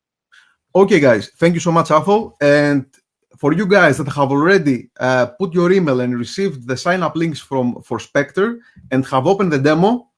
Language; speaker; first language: English; non-native, fluent; Greek